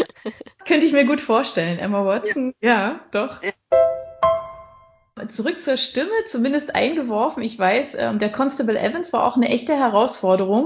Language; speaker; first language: German; native; German